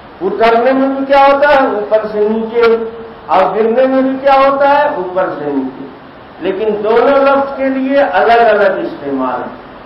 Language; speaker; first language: Urdu; native; Urdu